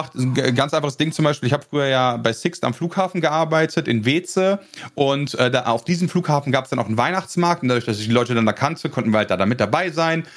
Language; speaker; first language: German; native; German